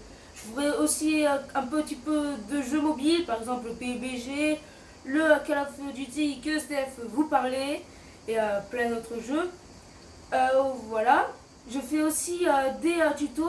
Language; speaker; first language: French; native; French